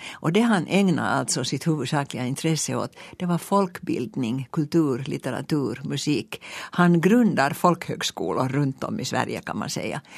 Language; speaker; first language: Swedish; native; Swedish